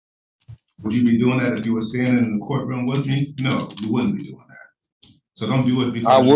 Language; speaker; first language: English; native; English